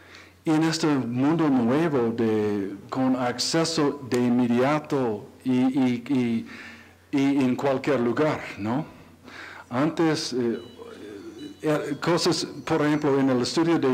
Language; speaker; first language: Spanish; non-native, learner; English